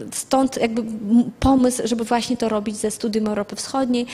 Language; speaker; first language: Polish; non-native, fluent; Azerbaijani